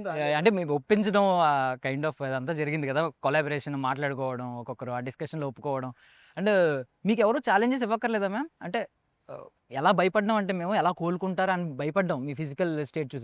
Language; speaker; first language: Telugu; native; Telugu